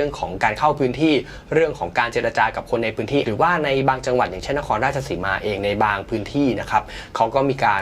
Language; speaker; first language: Thai; native; Thai